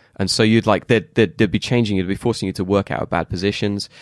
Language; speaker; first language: English; native; English